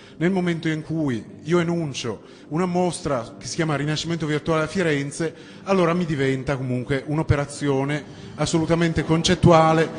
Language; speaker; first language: Italian; native; Italian